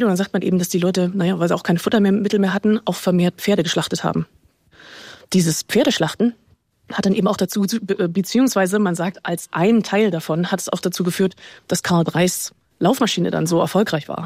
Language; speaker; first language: German; native; German